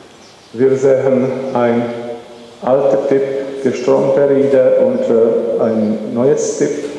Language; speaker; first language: German; non-native, learner; Czech